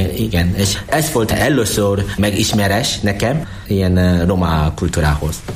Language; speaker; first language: Hungarian; non-native, learner; Korean